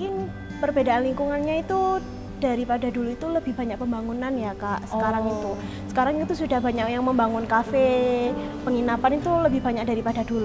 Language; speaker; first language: Indonesian; non-native, local second language; Javanese